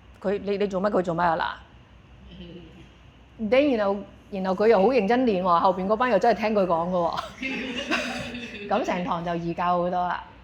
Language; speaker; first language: Cantonese; native; Cantonese